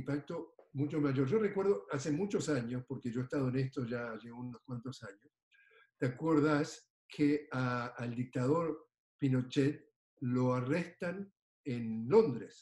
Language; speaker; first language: Spanish; native; Spanish